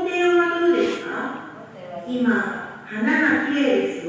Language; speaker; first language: Japanese; non-native, learner; Indonesian